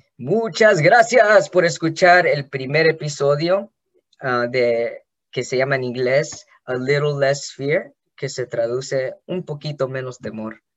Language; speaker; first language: Spanish; early bilingual, heritage; Spanish